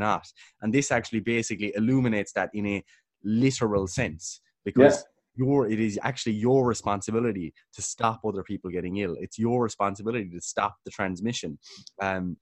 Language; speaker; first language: English; native; English